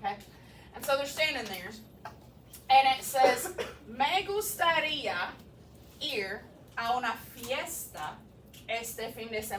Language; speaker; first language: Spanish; non-native, fluent; English